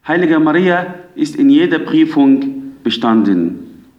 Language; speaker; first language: German; non-native, fluent; Arabic